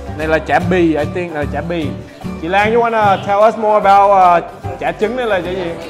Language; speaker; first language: Vietnamese; early bilingual, heritage; Vietnamese